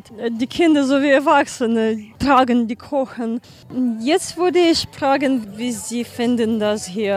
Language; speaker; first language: German; non-native, learner; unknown